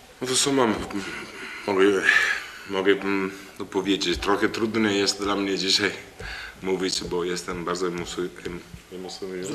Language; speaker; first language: Polish; non-native, learner; Italian